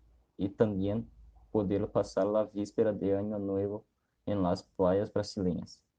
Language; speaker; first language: Spanish; non-native, learner; Portuguese